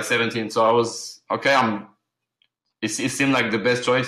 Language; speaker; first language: English; early bilingual, other home language; Arabic